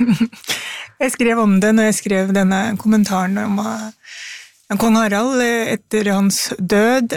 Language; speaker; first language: Norwegian; early bilingual, other home language; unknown